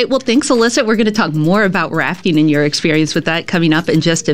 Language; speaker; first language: English; native; English